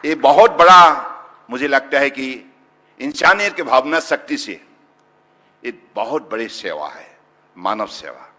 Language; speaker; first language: Hindi; non-native, local second language; Assamese